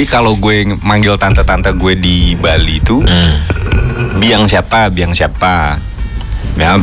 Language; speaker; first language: Indonesian; non-native, local second language; Javanese